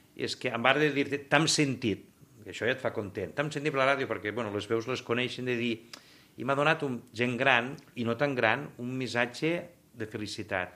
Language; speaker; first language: Catalan; native; Catalan